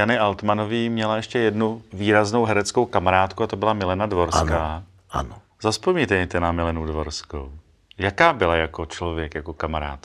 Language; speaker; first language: Czech; native; Czech